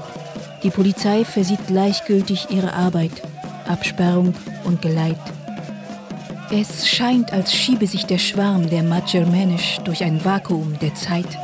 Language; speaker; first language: German; native; German